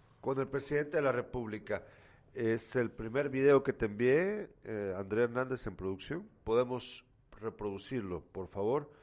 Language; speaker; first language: Spanish; native; Spanish